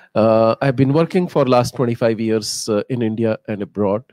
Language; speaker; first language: English; non-native, local second language; Hindi